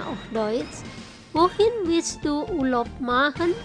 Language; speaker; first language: German; non-native, fluent; Indonesian